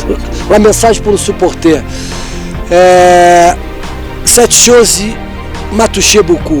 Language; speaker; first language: French; non-native, fluent; Portuguese